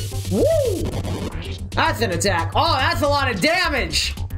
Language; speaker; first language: English; native; English